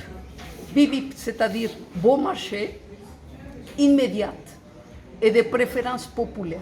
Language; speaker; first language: French; non-native, fluent; Spanish